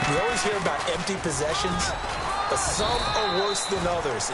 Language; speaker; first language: English; native; English